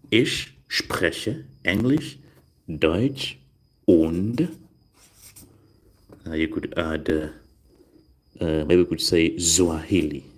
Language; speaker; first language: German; non-native, learner; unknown